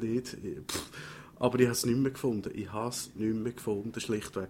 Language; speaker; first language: German; native; German